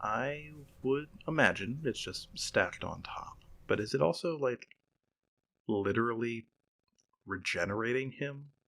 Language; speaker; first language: English; native; English